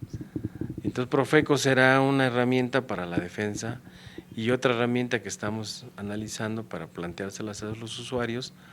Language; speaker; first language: Spanish; native; Spanish